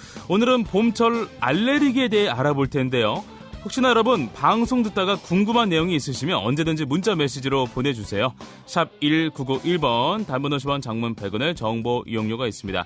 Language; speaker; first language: Korean; native; Korean